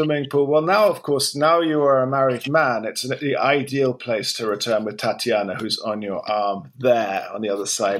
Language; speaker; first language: English; native; English